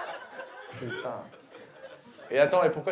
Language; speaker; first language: French; native; French